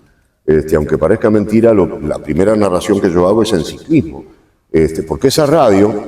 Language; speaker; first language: Spanish; native; Spanish